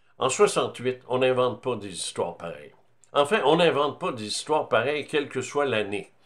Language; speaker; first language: French; native; French